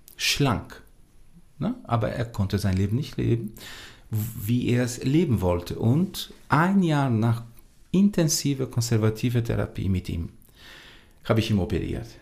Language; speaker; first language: German; non-native, fluent; Portuguese